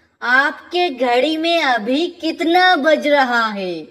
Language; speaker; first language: Hindi; non-native, fluent; Bangla